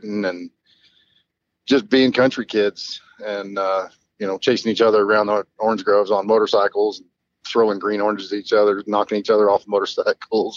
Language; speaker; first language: English; native; English